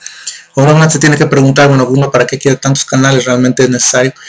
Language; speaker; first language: Spanish; native; Spanish